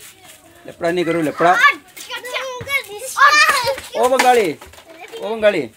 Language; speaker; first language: Hindi; non-native, local second language; Malayalam